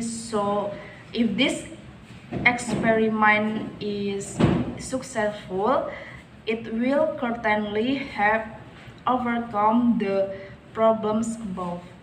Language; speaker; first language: English; non-native, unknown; Indonesian